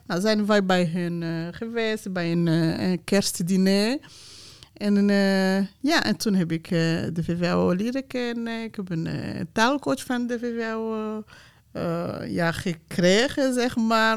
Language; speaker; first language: Dutch; non-native, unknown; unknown